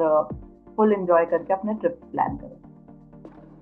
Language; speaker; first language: Hindi; non-native, fluent; Chinese